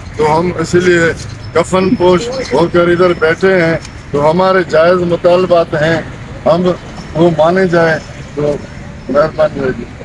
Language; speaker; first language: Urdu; non-native, local second language; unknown